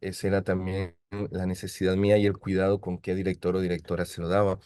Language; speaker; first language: Spanish; native; Spanish